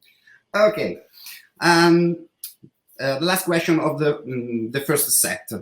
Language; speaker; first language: English; non-native, learner; Italian